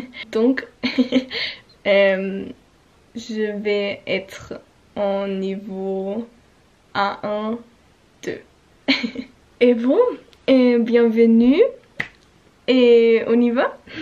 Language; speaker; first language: French; non-native, learner; German